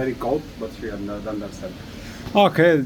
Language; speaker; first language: English; non-native, learner; Bulgarian